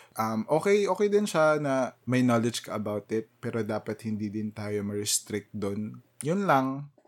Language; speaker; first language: Filipino; native; Filipino